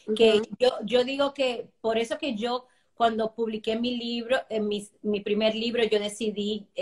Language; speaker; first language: Spanish; early bilingual, heritage; Spanish